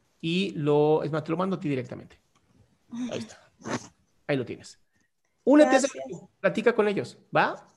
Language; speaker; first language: Spanish; native; Spanish